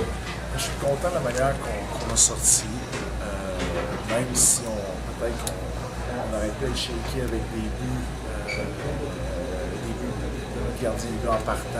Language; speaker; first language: French; native; French